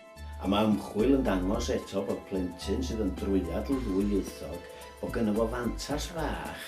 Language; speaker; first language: Welsh; native; Welsh